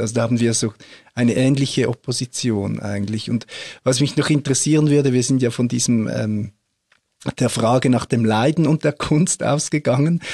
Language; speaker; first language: German; native; German